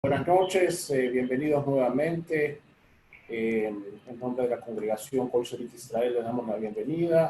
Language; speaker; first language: Spanish; native; Spanish